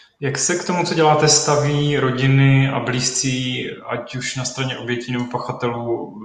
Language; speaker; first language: Czech; native; Czech